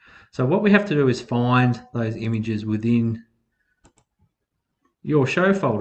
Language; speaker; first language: English; native; English